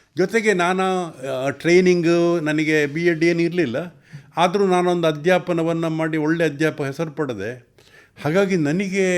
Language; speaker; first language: Kannada; non-native, local second language; Tulu